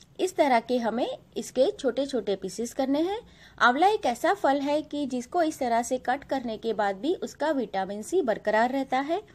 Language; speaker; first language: Hindi; non-native, local second language; Gujarati